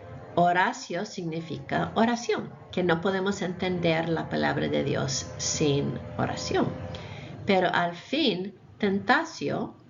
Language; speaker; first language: Spanish; non-native, fluent; English